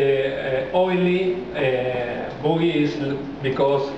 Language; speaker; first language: English; non-native, learner; Spanish